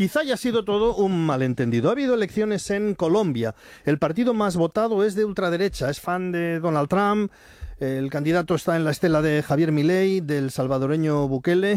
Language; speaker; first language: Spanish; native; Spanish